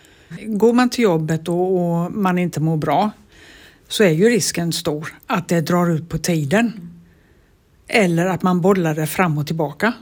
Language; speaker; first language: Swedish; native; Swedish